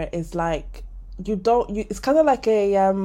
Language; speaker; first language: English; native; English